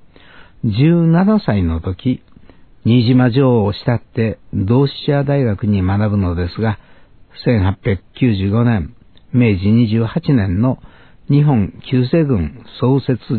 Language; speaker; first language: Japanese; native; Japanese